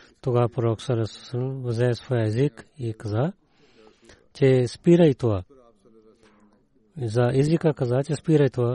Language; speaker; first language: Bulgarian; non-native, fluent; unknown